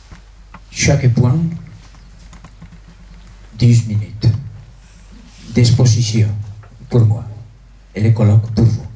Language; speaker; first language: French; non-native, fluent; Spanish